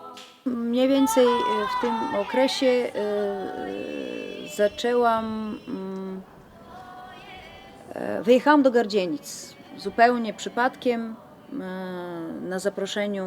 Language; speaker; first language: Polish; non-native, fluent; Bulgarian